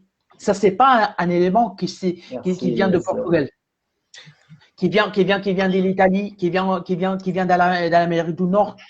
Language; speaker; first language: French; non-native, fluent; Spanish